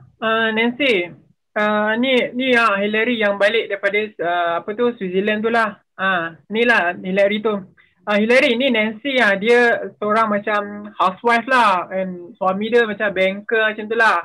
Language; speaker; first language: Malay; native; Malay